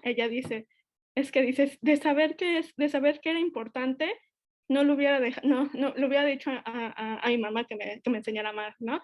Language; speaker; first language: Spanish; native; Spanish